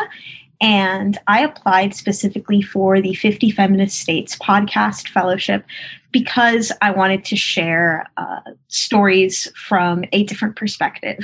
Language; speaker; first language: English; early bilingual, other home language; Spanish